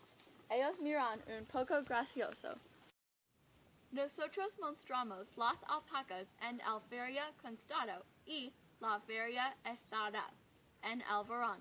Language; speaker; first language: Spanish; non-native, learner; English